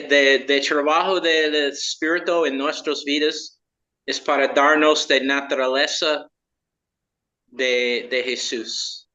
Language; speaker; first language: Spanish; non-native, learner; English